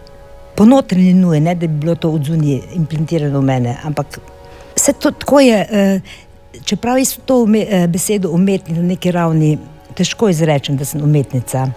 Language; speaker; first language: Slovenian; non-native, fluent; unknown